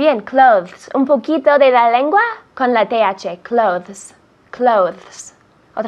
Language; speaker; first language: Spanish; non-native, fluent; English